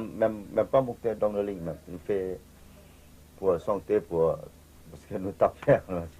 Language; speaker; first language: French; non-native, learner; Thai